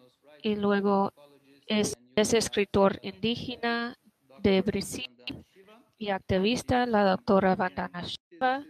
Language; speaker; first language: Spanish; non-native, fluent; Portuguese